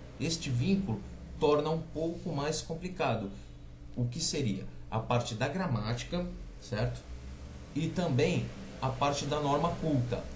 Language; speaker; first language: Portuguese; native; Portuguese